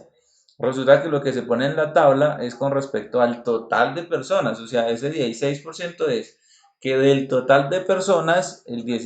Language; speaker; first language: Spanish; native; Spanish